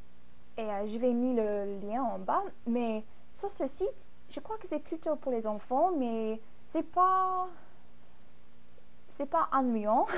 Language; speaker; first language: French; non-native, fluent; English